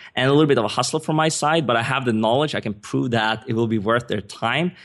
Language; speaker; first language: English; non-native, fluent; Swedish